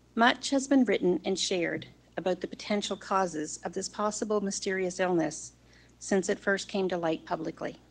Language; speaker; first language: English; native; English